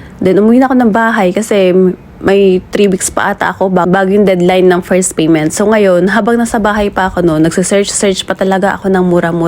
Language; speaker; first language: Filipino; native; Filipino